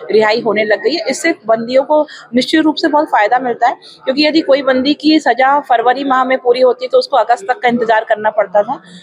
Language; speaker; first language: Hindi; native; Hindi